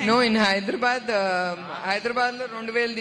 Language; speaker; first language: Telugu; native; Telugu